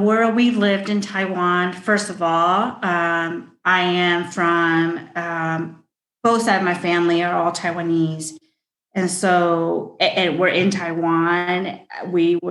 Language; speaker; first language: English; early bilingual, other home language; Chinese